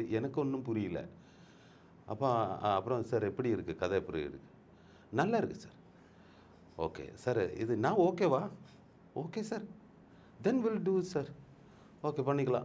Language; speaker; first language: Tamil; non-native, learner; Malayalam